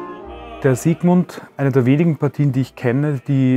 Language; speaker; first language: German; native; German